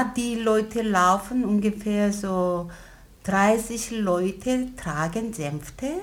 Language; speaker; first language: German; non-native, learner; Korean